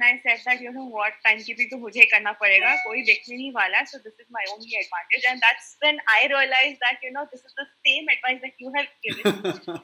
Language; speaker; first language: English; non-native, local second language; Hindi